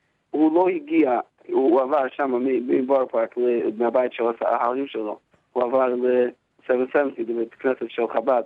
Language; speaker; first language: Hebrew; non-native, fluent; English